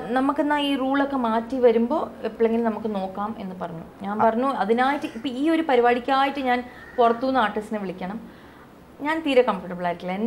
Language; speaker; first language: Malayalam; non-native, local second language; Tamil